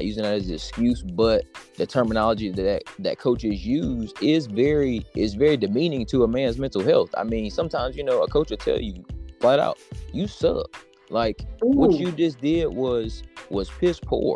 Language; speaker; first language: English; native; English